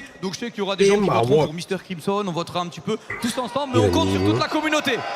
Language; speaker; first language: French; native; French